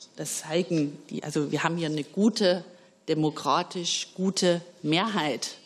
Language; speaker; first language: German; native; German